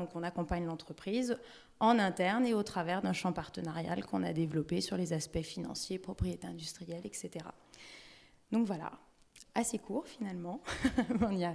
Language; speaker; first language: French; native; French